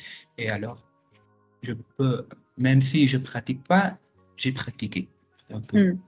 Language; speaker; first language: French; non-native, fluent; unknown